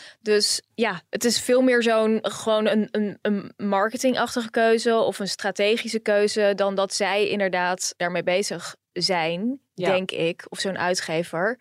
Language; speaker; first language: Dutch; native; Dutch